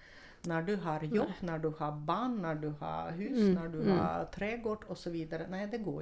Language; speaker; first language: Swedish; non-native, fluent; Russian